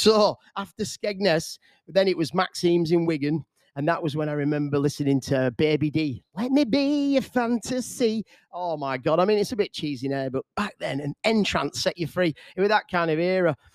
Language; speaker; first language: English; native; English